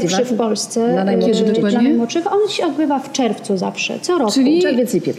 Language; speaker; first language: Polish; native; Polish